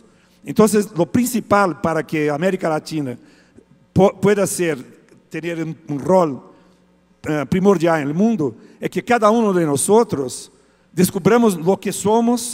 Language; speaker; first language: Spanish; non-native, fluent; Portuguese